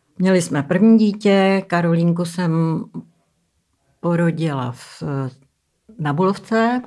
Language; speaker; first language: Czech; native; Czech